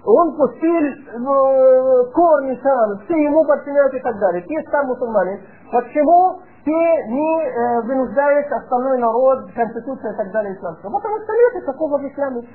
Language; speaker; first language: Russian; non-native, fluent; Arabic